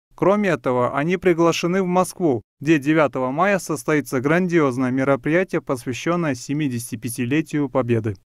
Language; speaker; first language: Russian; non-native, local second language; Kyrgyz